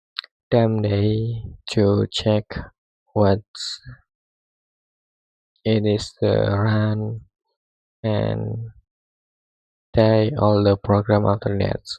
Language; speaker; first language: English; non-native, learner; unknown